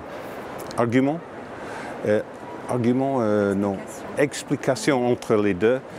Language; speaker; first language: French; non-native, learner; English